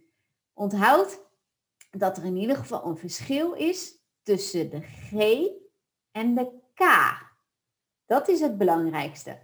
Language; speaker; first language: Dutch; native; Dutch